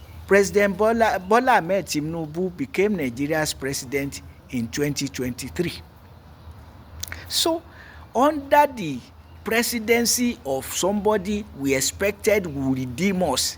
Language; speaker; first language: English; non-native, local second language; Yoruba